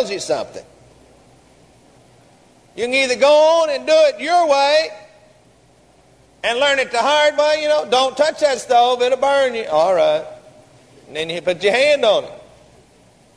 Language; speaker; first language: English; native; English